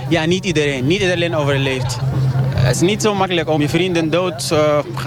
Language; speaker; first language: Dutch; non-native, fluent; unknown